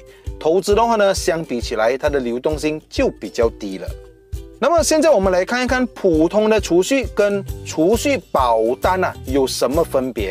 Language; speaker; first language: Chinese; native; Chinese